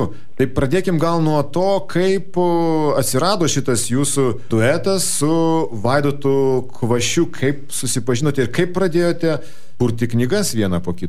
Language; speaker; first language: Lithuanian; native; Lithuanian